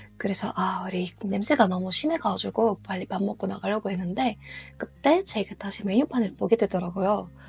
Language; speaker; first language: Korean; non-native, fluent; Russian